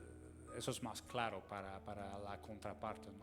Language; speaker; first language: Spanish; non-native, fluent; Dutch